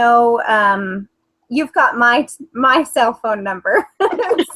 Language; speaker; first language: English; native; English